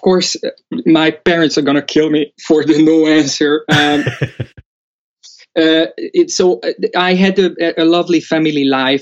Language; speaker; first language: English; non-native, fluent; Hungarian